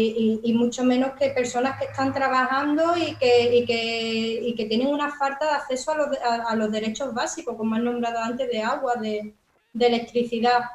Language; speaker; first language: Spanish; native; Spanish